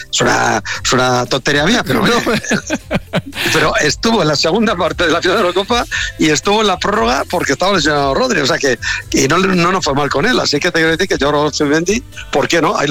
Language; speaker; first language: Spanish; native; Spanish